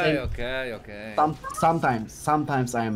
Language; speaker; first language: English; non-native, learner; Turkish